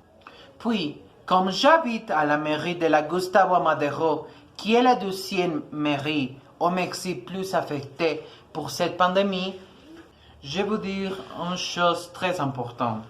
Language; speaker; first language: French; non-native, learner; Spanish